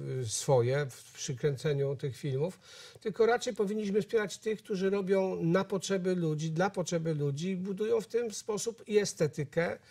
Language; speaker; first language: Polish; native; Polish